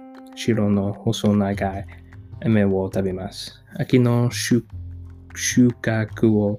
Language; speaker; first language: Japanese; non-native, learner; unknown